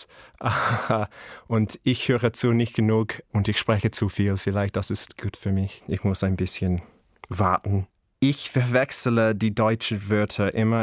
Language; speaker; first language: German; non-native, learner; English